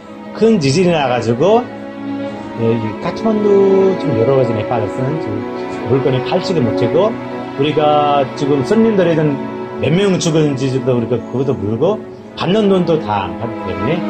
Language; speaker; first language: Korean; non-native, fluent; Nepali